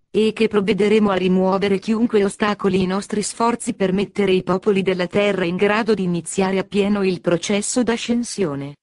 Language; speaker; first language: Italian; native; Italian